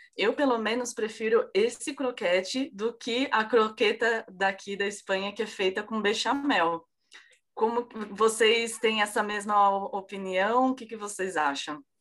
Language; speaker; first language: Portuguese; native; Portuguese